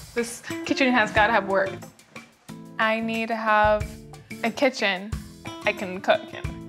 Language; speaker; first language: English; native; English